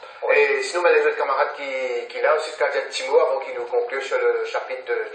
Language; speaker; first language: French; non-native, local second language; Morisyen